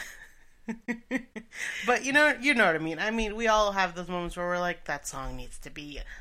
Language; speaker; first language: English; native; English